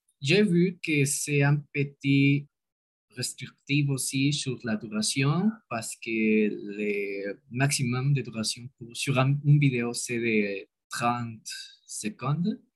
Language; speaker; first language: French; non-native, learner; Spanish